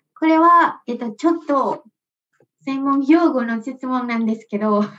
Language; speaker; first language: Japanese; non-native, learner; Indonesian